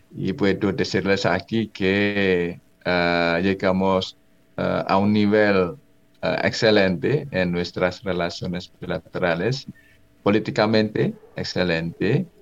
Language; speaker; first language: Spanish; non-native, fluent; Indonesian